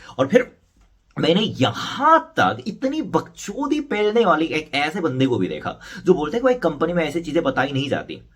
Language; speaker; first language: Hindi; non-native, fluent; Korean